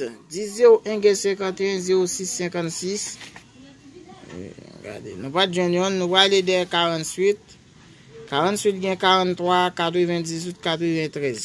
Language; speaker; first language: French; non-native, local second language; Haitian Creole